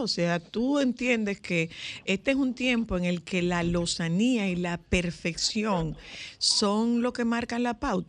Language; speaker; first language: Spanish; native; Spanish